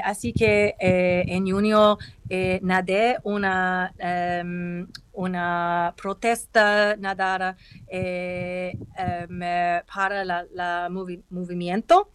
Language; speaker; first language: Spanish; non-native, learner; English